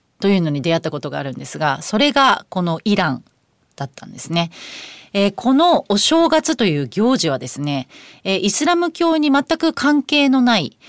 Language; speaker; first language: Japanese; native; Japanese